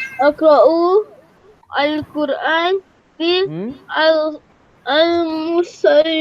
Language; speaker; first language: Arabic; non-native, learner; Malay